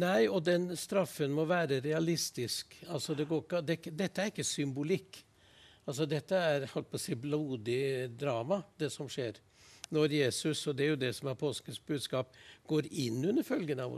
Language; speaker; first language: Norwegian; native; Norwegian